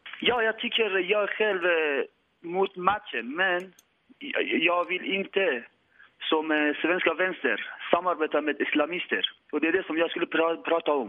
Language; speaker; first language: Swedish; non-native, learner; Persian